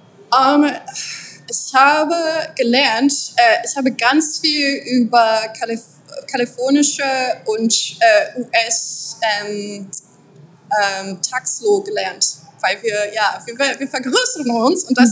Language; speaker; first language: German; non-native, fluent; French